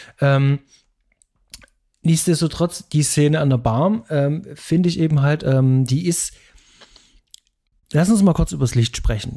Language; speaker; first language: German; native; German